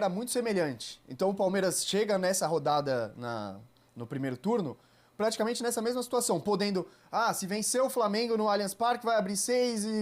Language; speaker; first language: Portuguese; native; Portuguese